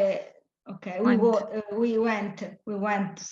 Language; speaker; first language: English; non-native, learner; Italian